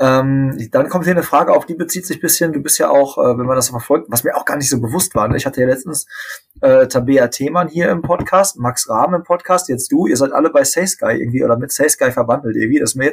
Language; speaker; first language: German; native; German